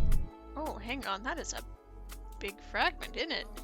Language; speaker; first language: English; native; English